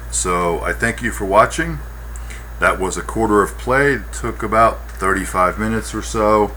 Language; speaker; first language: English; native; English